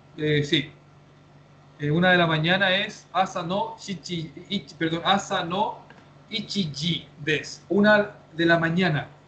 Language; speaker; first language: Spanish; native; Spanish